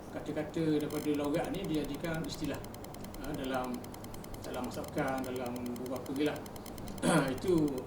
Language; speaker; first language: Malay; native; Malay